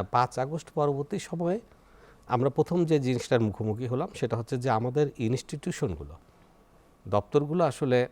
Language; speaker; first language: Bangla; native; Bangla